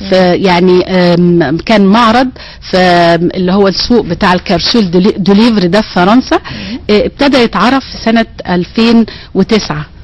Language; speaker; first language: Arabic; native; Arabic